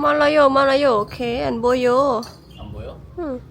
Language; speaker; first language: Korean; non-native, learner; Lao